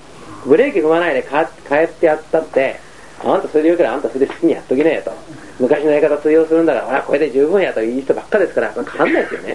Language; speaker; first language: Japanese; native; Japanese